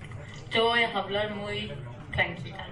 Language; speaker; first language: Spanish; non-native, learner; Kurdish